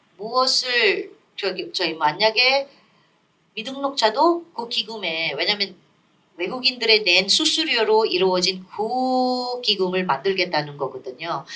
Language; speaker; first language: Korean; non-native, fluent; Filipino